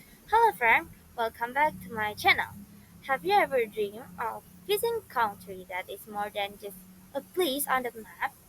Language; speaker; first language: English; non-native, learner; Indonesian